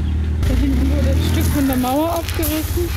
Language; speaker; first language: German; native; German